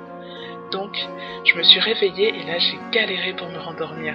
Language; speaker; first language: French; native; French